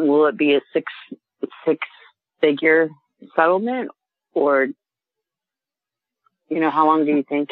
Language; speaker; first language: English; native; English